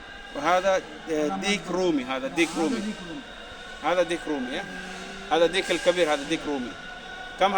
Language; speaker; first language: Arabic; non-native, learner; Somali